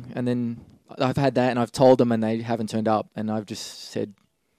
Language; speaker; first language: English; native; English